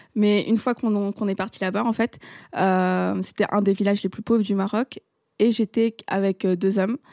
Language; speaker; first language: French; non-native, local second language; Arabic